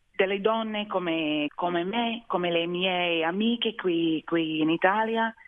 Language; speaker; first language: Italian; non-native, fluent; English